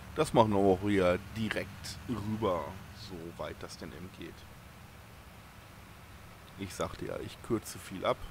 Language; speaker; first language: German; native; German